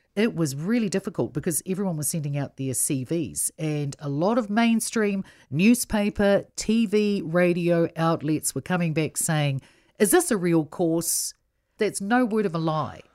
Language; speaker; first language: English; non-native, local second language; Samoan